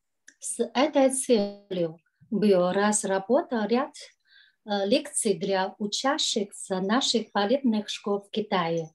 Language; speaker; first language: Russian; non-native, learner; Chinese